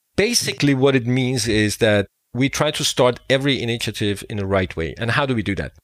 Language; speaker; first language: English; non-native, fluent; Danish